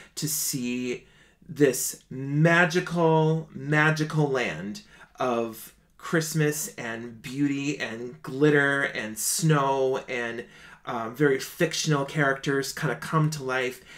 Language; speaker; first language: English; native; English